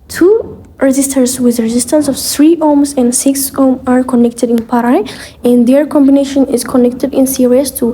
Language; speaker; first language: English; non-native, local second language; Amharic